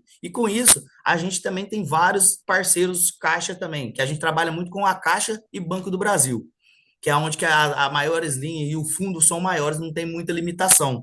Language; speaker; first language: Portuguese; native; Portuguese